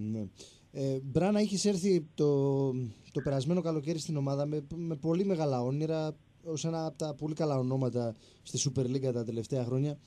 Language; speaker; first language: Greek; native; Greek